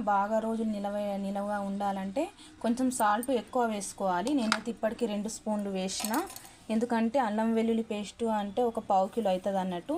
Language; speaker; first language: Telugu; non-native, local second language; Hindi